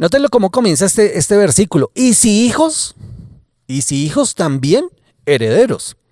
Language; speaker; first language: Spanish; native; Spanish